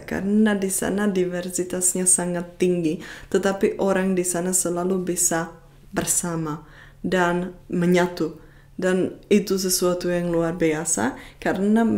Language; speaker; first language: Indonesian; non-native, fluent; Czech